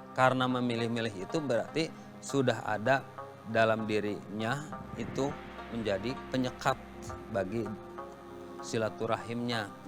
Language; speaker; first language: Indonesian; native; Indonesian